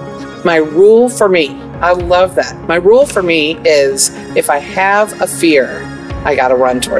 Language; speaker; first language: English; native; English